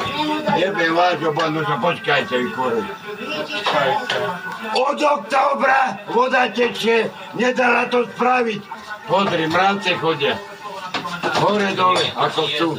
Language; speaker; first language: Slovak; native; Slovak